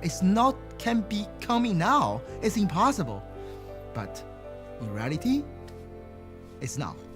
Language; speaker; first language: English; non-native, learner; Chinese